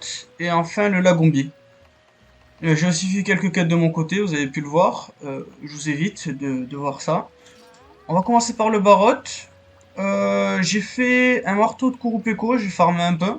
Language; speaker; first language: French; native; French